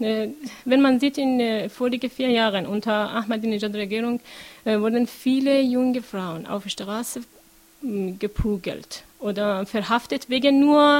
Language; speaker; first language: German; non-native, learner; Persian